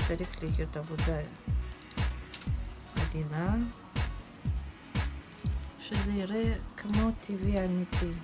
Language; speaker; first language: Hebrew; non-native, fluent; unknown